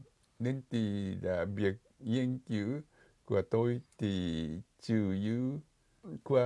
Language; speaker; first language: Vietnamese; non-native, fluent; Japanese